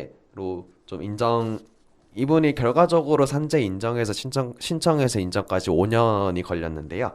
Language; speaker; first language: Korean; native; Korean